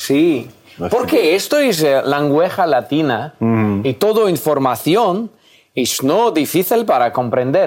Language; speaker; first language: Spanish; non-native, learner; Russian